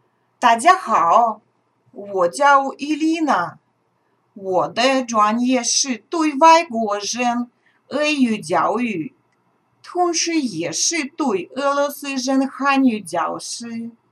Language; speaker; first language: Chinese; non-native, fluent; Russian